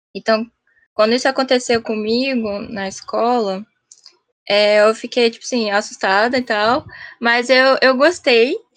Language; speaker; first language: Portuguese; early bilingual, heritage; Japanese